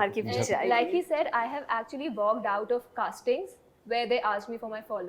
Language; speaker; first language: English; non-native, local second language; Hindi